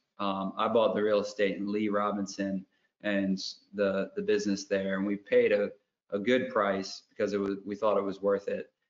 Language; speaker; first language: English; native; English